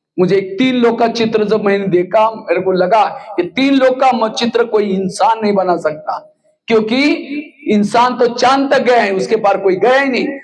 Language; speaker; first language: Hindi; non-native, local second language; Marathi